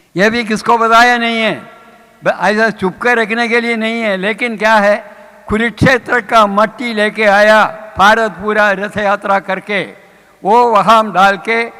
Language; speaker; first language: Hindi; non-native, local second language; Malayalam